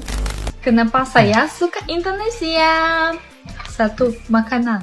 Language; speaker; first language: Indonesian; non-native, learner; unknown